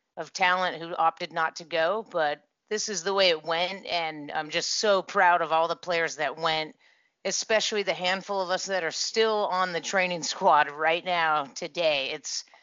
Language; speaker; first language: English; native; English